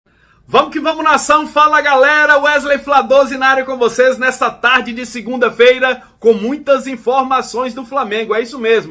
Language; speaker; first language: Portuguese; native; Portuguese